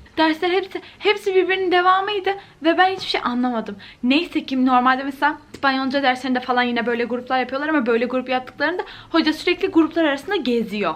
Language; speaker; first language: Turkish; native; Turkish